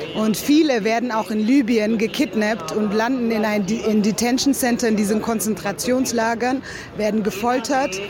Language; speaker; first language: German; native; German